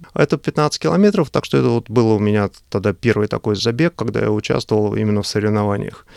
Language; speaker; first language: Russian; native; Russian